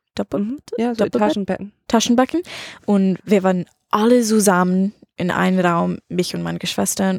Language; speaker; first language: German; non-native, learner; English